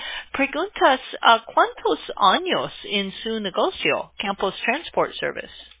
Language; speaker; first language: Spanish; non-native, learner; English